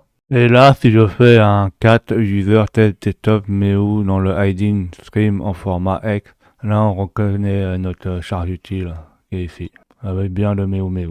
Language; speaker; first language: French; native; French